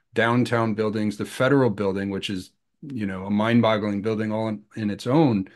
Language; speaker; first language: English; native; English